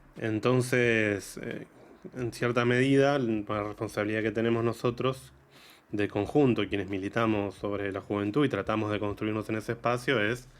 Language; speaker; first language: Spanish; native; Spanish